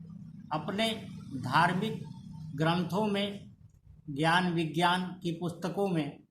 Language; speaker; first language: Hindi; native; Hindi